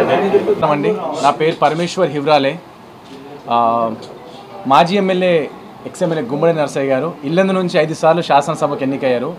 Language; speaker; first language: Telugu; native; Telugu